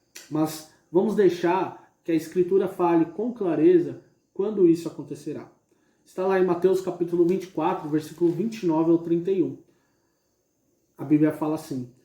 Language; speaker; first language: Portuguese; native; Portuguese